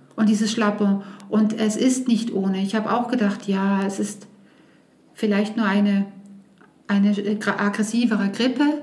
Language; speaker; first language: German; native; German